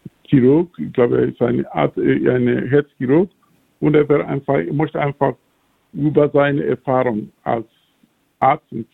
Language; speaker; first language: German; non-native, fluent; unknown